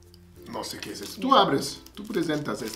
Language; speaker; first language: Spanish; non-native, learner; German